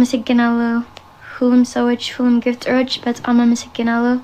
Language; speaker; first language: Amharic; early bilingual, heritage; Amharic